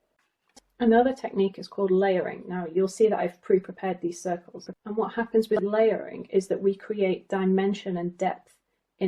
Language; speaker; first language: English; native; English